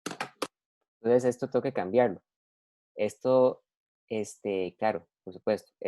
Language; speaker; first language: Spanish; native; Spanish